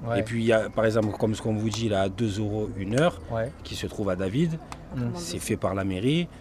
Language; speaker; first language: French; native; French